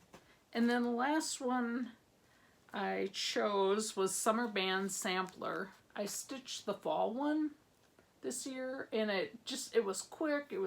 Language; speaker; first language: English; native; English